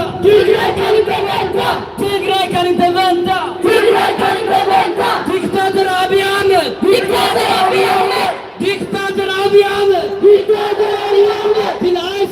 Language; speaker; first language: Swedish; early bilingual, other home language; Tigrinya